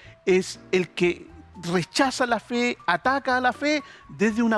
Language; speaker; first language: Spanish; native; Spanish